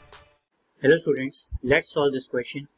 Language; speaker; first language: English; non-native, local second language; Hindi